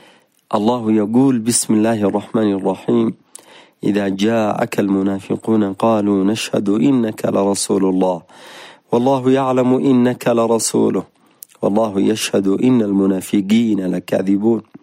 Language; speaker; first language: Arabic; native; Arabic